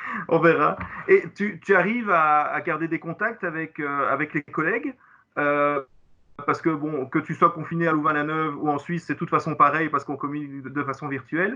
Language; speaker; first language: French; native; French